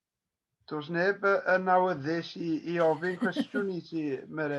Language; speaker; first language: Welsh; native; Welsh